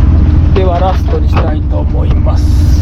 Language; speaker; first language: Japanese; native; Japanese